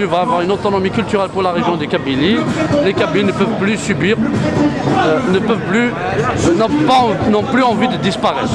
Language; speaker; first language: French; non-native, local second language; Kabyle